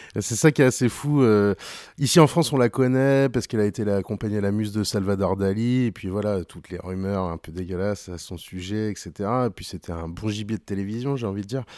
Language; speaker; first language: French; native; French